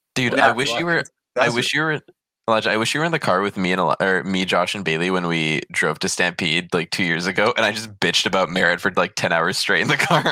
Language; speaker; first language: English; non-native, fluent; Polish